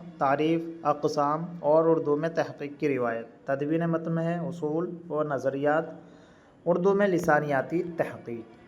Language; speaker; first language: Urdu; native; Urdu